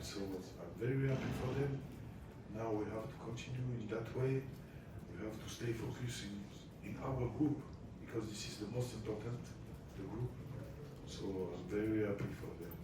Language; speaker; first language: English; non-native, fluent; French